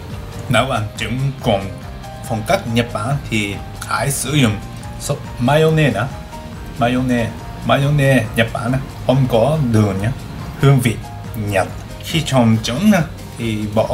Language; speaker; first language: Vietnamese; non-native, learner; Japanese